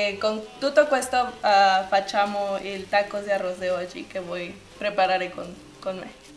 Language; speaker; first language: Italian; non-native, learner; Spanish